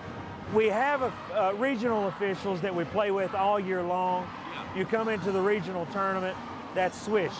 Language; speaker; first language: English; native; English